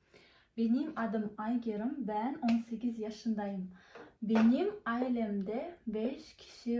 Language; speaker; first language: Turkish; non-native, fluent; Kazakh